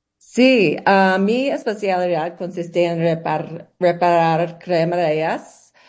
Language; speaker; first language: Spanish; non-native, learner; English